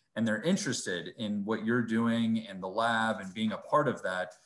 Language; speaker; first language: English; native; English